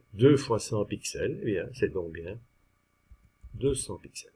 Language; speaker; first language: French; native; French